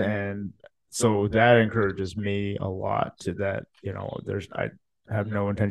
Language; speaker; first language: English; native; English